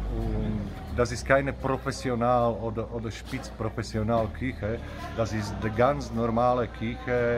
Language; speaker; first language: German; non-native, learner; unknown